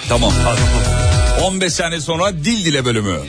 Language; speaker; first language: Turkish; native; Turkish